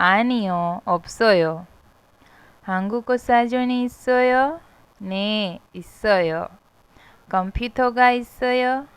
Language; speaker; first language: Korean; non-native, fluent; Hindi